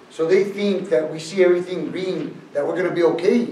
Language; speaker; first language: English; native; English